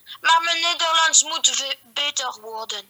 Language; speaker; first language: Dutch; early bilingual, heritage; Dutch